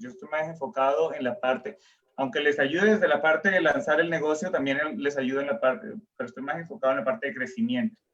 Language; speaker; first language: Spanish; native; Spanish